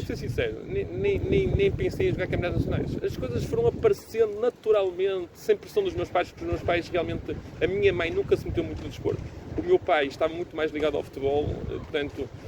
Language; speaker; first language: Portuguese; early bilingual, heritage; Portuguese